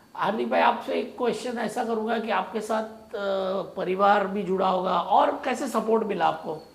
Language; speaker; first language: Hindi; non-native, local second language; Marathi